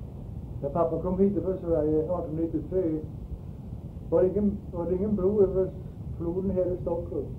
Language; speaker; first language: Swedish; early bilingual, heritage; Swedish